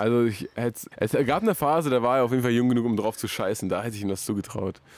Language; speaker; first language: German; native; German